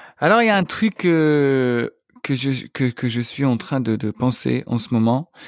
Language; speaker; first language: French; non-native, local second language; Arabic